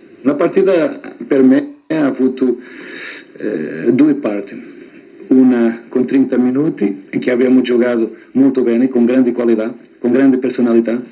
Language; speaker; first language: Italian; non-native, fluent; Portuguese